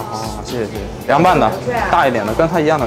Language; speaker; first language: Chinese; native; Chinese